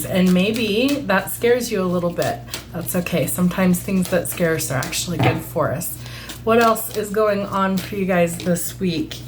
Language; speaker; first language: English; native; English